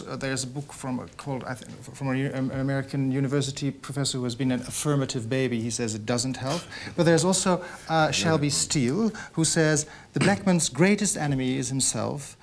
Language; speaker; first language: English; non-native, fluent; Dutch